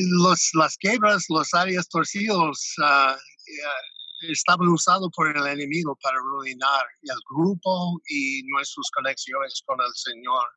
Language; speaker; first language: Spanish; non-native, fluent; English